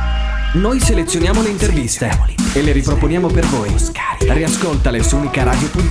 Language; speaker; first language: Italian; native; Italian